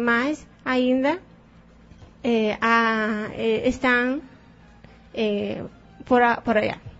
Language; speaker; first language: Portuguese; non-native, learner; Spanish